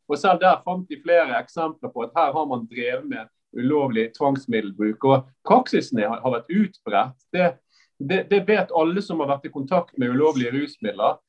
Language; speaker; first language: Norwegian; native; Norwegian